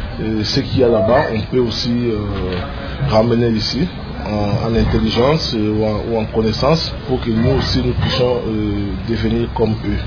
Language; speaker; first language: French; non-native, local second language; Lingala